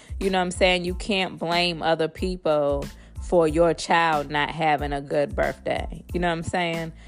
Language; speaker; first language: English; native; English